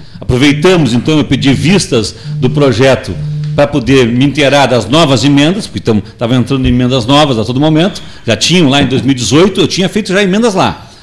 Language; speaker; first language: Portuguese; native; Portuguese